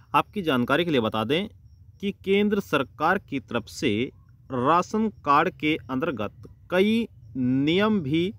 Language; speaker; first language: Hindi; native; Hindi